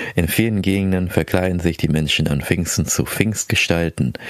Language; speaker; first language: German; early bilingual, other home language; Filipino